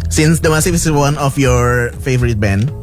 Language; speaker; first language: English; non-native, fluent; Indonesian